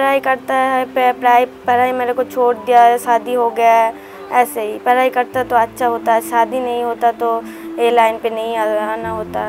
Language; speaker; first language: Hindi; non-native, local second language; Bangla